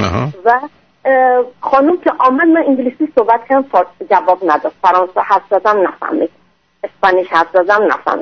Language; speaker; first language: Persian; non-native, fluent; French